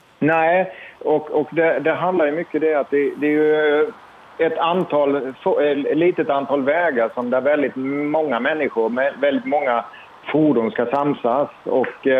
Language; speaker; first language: Swedish; native; Swedish